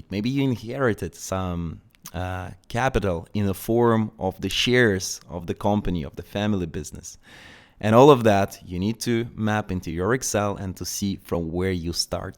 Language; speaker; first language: English; non-native, fluent; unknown